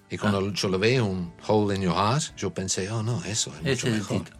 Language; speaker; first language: Spanish; non-native, learner; English